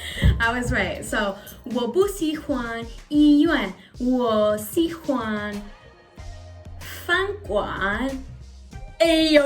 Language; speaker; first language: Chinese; non-native, learner; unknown